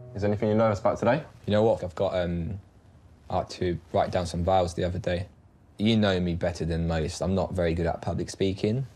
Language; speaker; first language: English; non-native, fluent; Polish